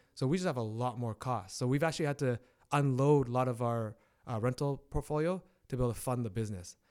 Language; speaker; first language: English; native; English